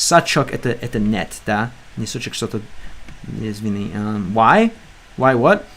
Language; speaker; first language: Russian; non-native, learner; English